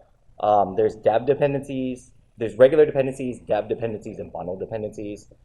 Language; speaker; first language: English; native; English